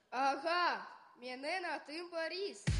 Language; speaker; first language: Kazakh; non-native, local second language; Russian